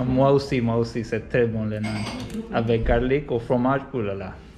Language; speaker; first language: French; non-native, learner; English